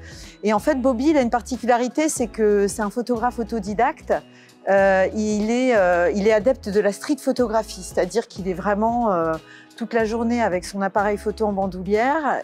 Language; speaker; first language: French; native; French